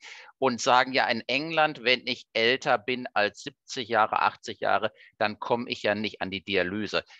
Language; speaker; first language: German; native; German